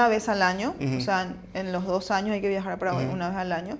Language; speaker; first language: Spanish; native; Spanish